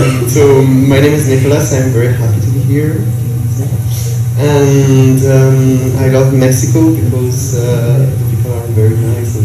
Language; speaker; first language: English; non-native, learner; French